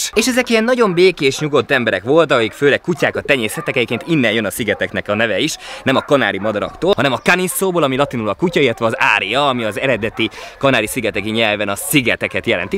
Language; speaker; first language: Hungarian; native; Hungarian